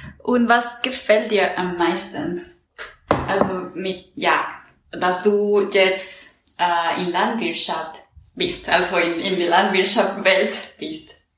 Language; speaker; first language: German; non-native, learner; Spanish